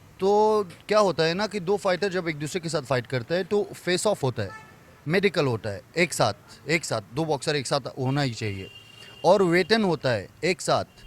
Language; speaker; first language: Hindi; non-native, fluent; Persian